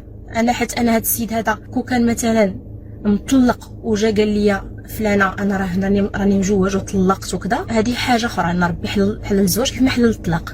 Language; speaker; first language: Arabic; native; Arabic